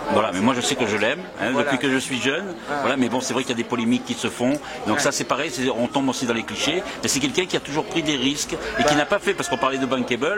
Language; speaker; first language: French; native; French